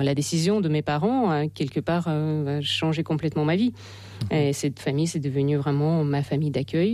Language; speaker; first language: French; non-native, fluent; Russian